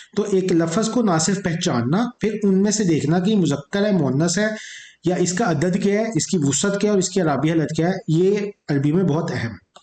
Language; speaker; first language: Urdu; native; Urdu